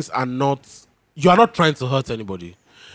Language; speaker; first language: English; non-native, local second language; Yoruba